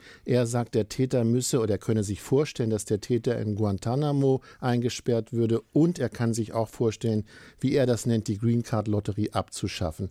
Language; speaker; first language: German; native; German